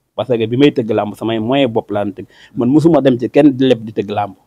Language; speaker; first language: Wolof; native; Wolof